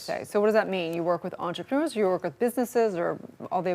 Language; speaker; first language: English; native; English